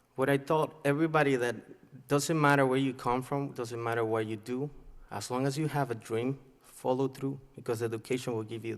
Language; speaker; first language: English; non-native, fluent; Spanish